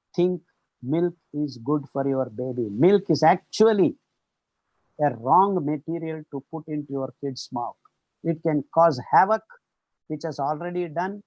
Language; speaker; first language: English; non-native, local second language; Kannada